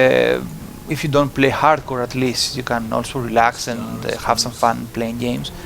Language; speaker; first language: English; non-native, fluent; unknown